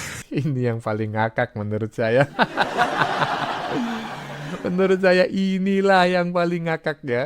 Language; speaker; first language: Indonesian; native; Indonesian